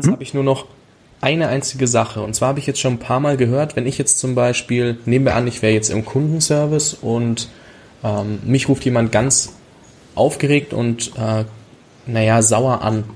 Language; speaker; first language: German; native; German